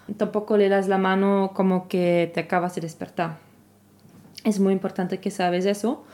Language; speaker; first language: Spanish; non-native, fluent; German